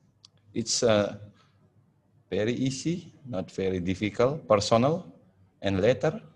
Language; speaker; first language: English; non-native, fluent; Indonesian